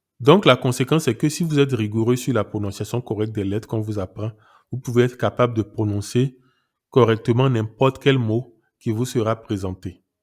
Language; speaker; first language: French; non-native, local second language; Yoruba